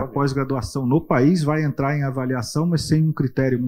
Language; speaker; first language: Portuguese; native; Portuguese